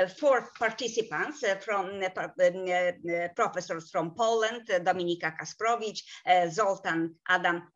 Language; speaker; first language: English; non-native, fluent; Polish